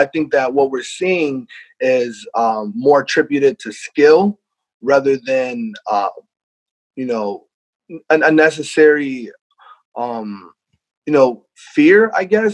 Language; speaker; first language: English; native; English